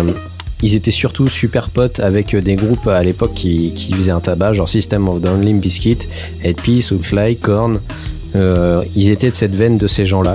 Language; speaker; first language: French; native; French